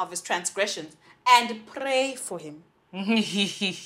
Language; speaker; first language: English; non-native, local second language; Shona